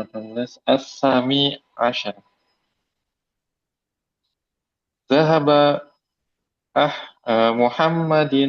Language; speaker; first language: Arabic; non-native, learner; Indonesian